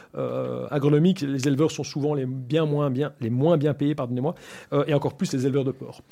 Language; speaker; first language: French; native; French